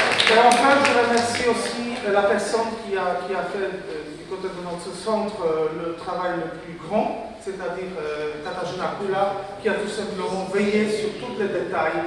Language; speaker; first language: French; non-native, fluent; Polish